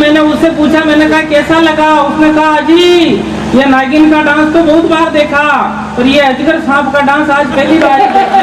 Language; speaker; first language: Hindi; native; Hindi